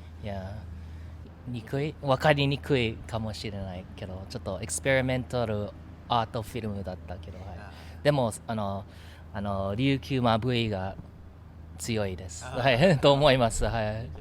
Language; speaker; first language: Japanese; non-native, learner; English